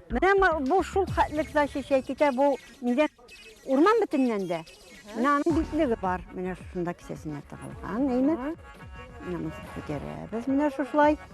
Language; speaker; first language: Tatar; native; Tatar